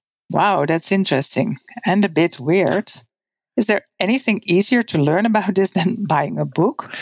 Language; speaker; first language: English; non-native, fluent; Dutch